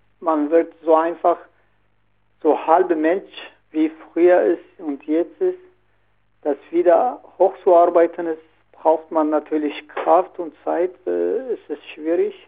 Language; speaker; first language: German; non-native, learner; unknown